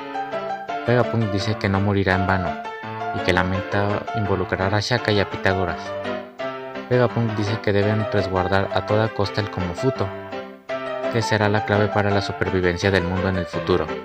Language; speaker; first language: Spanish; native; Spanish